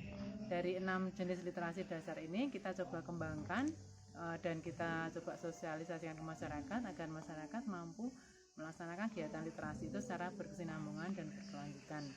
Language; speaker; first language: Indonesian; native; Indonesian